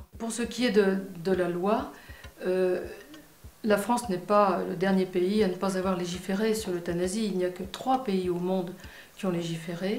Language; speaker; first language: French; native; French